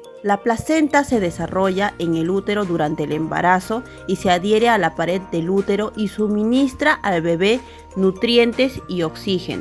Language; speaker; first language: Spanish; native; Spanish